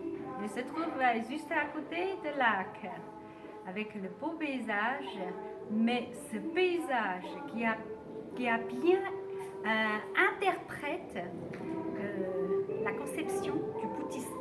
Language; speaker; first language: French; non-native, fluent; Chinese